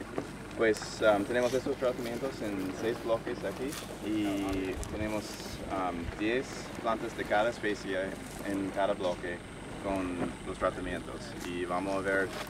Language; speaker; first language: Spanish; non-native, fluent; English